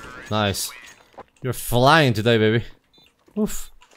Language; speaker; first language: English; non-native, fluent; Spanish